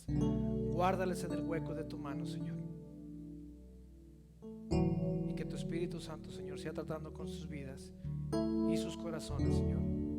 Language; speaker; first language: Spanish; native; Spanish